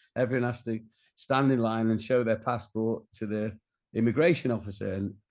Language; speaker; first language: English; native; English